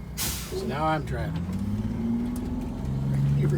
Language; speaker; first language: English; native; English